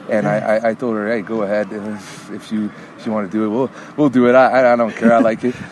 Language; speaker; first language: English; native; English